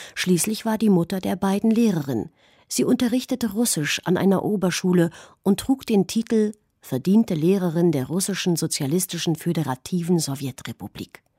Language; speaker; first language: German; native; German